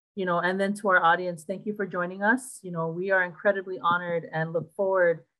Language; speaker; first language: English; native; English